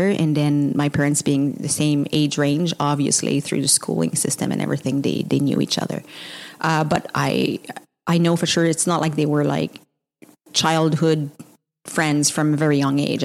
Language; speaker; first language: English; non-native, fluent; French